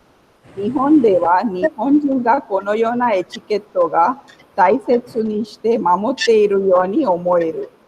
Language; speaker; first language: Japanese; non-native, fluent; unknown